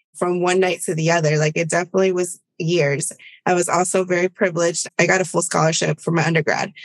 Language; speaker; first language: English; early bilingual, other home language; Spanish